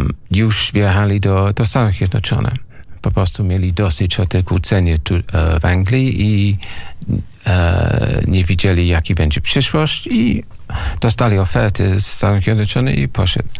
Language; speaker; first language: Polish; non-native, learner; English